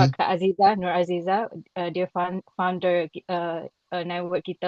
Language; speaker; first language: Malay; non-native, local second language; Rohingya